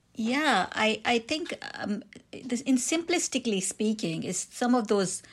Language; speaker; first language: English; non-native, local second language; Hindi